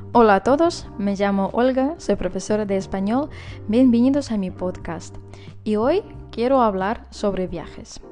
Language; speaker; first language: Spanish; non-native, fluent; Russian